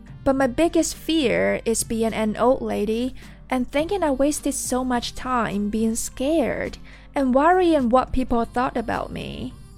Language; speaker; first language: English; non-native, fluent; Chinese